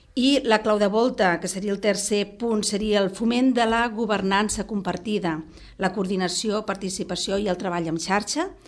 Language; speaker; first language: Catalan; non-native, local second language; Spanish